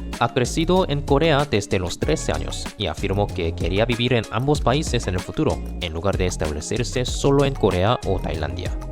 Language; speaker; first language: Spanish; non-native, fluent; Korean